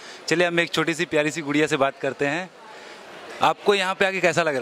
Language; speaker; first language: Hindi; native; Hindi